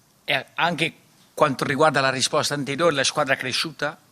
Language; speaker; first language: Italian; non-native, fluent; Portuguese